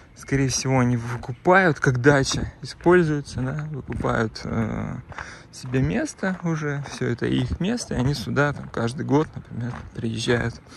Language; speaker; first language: Russian; native; Russian